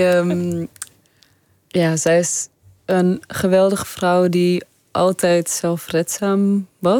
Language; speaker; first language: Dutch; early bilingual, other home language; Persian